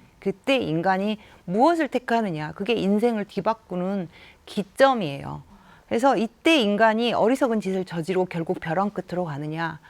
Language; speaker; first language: Korean; native; Korean